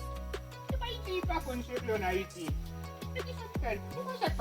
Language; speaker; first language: Portuguese; non-native, learner; Haitian Creole